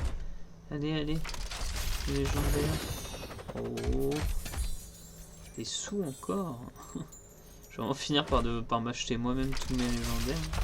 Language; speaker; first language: French; native; French